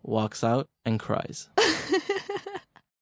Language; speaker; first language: English; native; English